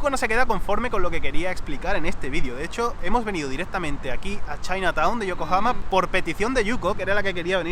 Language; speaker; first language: Spanish; native; Spanish